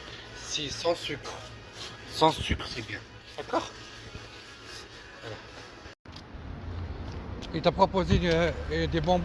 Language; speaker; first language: French; native; French